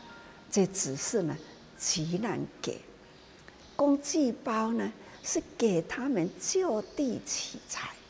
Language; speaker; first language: Chinese; non-native, local second language; Min Nan Chinese